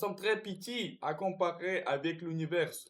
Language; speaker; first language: French; non-native, learner; Russian